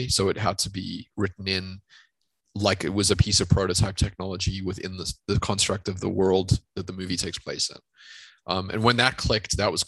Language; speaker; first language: English; native; English